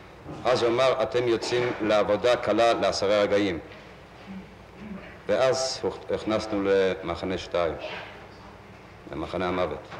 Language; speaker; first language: Hebrew; non-native, fluent; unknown